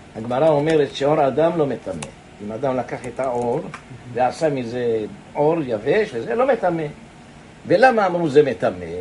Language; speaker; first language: Hebrew; native; Hebrew